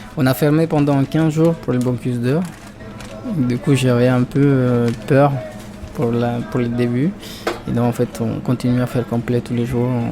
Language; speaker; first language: French; non-native, fluent; Spanish